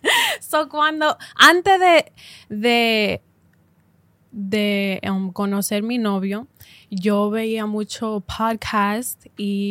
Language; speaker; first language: Spanish; early bilingual, heritage; Spanish